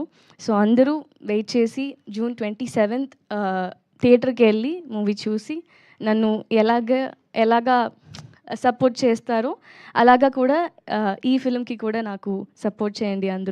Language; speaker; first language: Telugu; non-native, learner; Tamil